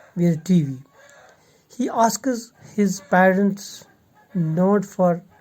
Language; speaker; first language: English; non-native, local second language; Urdu